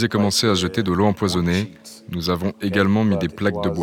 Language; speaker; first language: French; non-native, fluent; Arabic